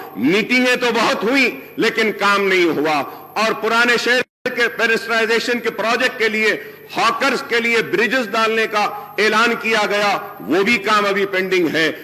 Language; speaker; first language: Urdu; native; Urdu